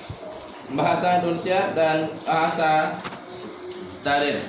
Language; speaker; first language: Indonesian; non-native, learner; Khmer